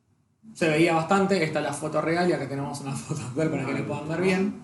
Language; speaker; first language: Spanish; native; Spanish